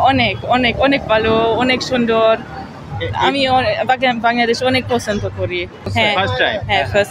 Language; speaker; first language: Bangla; non-native, learner; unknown